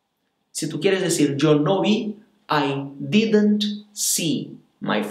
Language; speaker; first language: Spanish; non-native, fluent; Portuguese